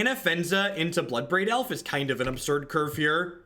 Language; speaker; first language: English; native; English